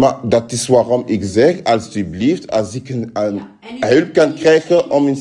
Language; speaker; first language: Dutch; non-native, fluent; French